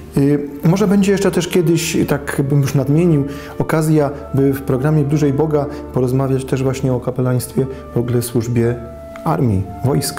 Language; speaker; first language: Polish; native; Polish